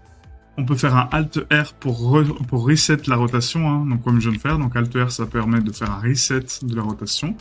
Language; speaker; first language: French; native; French